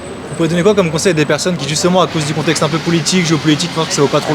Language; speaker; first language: French; native; French